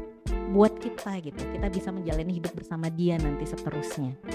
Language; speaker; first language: Indonesian; native; Indonesian